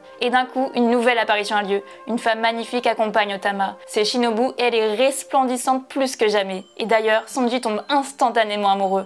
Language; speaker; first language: French; native; French